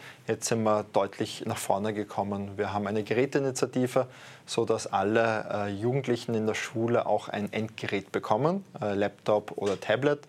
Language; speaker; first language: German; native; German